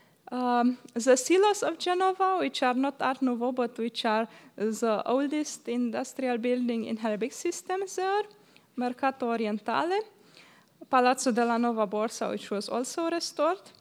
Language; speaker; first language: English; non-native, fluent; Romanian